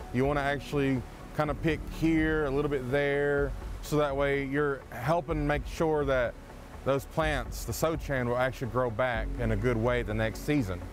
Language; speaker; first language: English; native; English